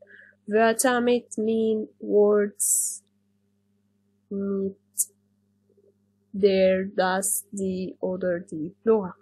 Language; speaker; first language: German; non-native, fluent; Arabic